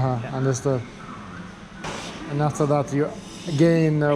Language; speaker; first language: English; non-native, learner; Russian